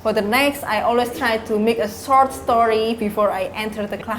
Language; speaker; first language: English; non-native, learner; Indonesian